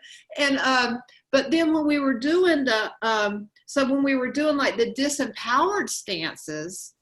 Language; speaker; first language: English; native; English